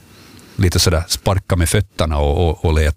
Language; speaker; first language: Swedish; native; Swedish